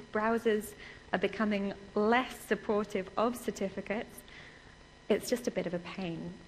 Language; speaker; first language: English; native; English